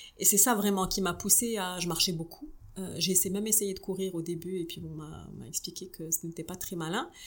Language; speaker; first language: French; non-native, local second language; Arabic